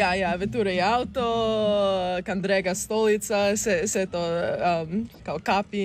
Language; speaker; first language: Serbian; early bilingual, heritage; English